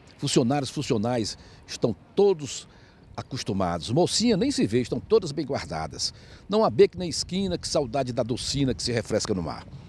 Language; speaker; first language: Portuguese; native; Portuguese